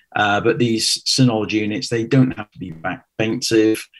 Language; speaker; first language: English; native; English